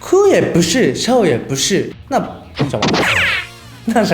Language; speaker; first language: Chinese; non-native, learner; Japanese